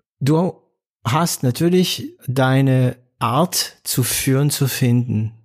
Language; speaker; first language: German; non-native, fluent; French